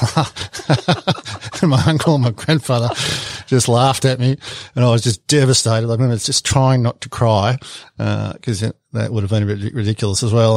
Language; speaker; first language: English; native; English